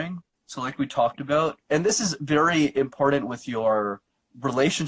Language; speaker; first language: English; native; English